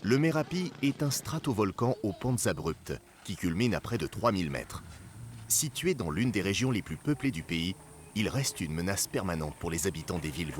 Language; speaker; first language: French; native; French